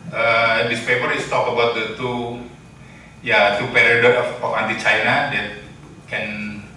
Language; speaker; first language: English; non-native, learner; Indonesian